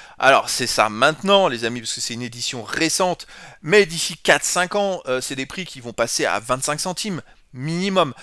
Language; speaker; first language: French; native; French